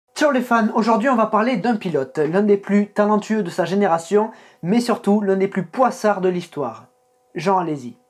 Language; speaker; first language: French; native; French